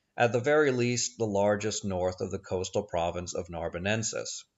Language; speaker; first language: English; native; English